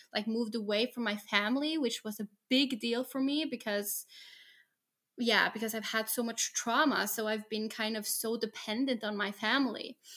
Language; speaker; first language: English; non-native, fluent; Norwegian